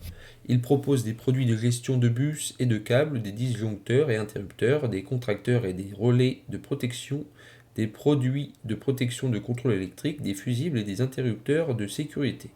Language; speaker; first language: French; native; French